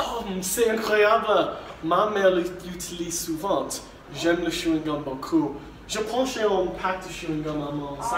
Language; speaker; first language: French; non-native, learner; English